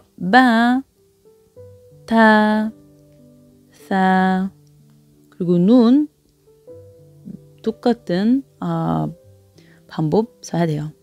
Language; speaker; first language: Korean; non-native, learner; Arabic